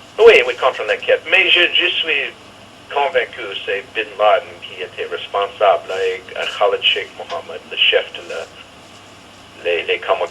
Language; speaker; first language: French; non-native, fluent; English